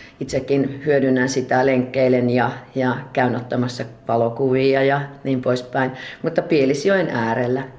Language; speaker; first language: Finnish; native; Finnish